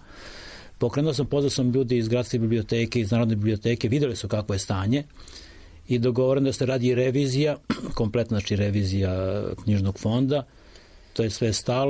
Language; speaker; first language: Serbian; native; Serbian